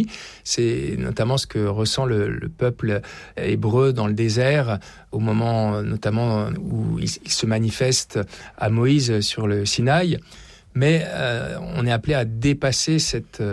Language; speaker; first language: French; native; French